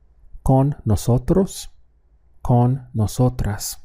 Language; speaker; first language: Spanish; non-native, fluent; English